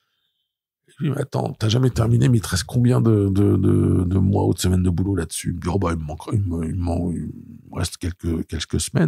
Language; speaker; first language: French; native; French